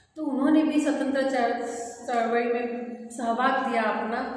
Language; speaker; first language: Hindi; non-native, local second language; Marathi